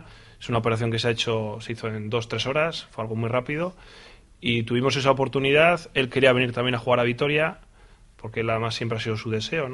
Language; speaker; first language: Spanish; native; Spanish